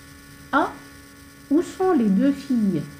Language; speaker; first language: French; non-native, fluent; Arabic